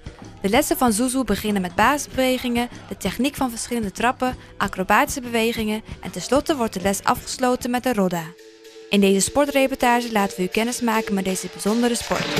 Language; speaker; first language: Dutch; native; Dutch